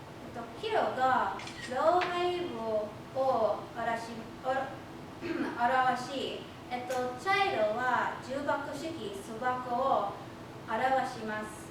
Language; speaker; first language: Japanese; non-native, fluent; English